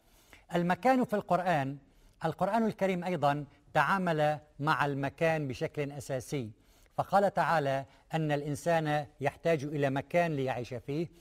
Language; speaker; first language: Arabic; native; Arabic